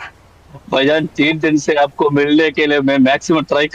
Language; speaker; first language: Hindi; non-native, local second language; Bangla